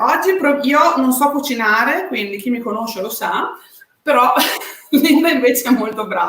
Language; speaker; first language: Italian; native; Italian